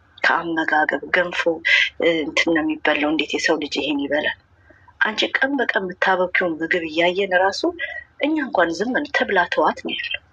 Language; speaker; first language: Amharic; non-native, local second language; Oromo